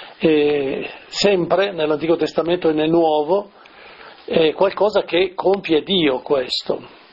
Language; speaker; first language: Italian; native; Italian